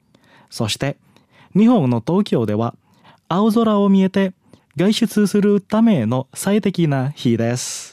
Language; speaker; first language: Japanese; non-native, fluent; Indonesian